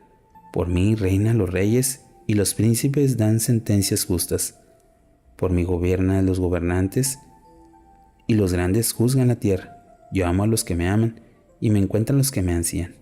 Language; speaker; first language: Spanish; native; Spanish